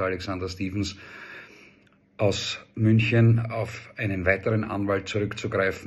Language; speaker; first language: German; native; German